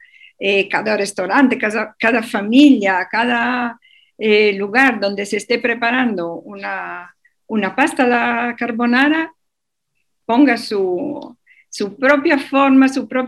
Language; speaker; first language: Spanish; non-native, fluent; Italian